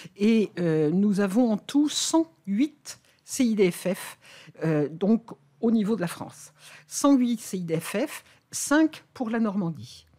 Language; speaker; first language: French; native; French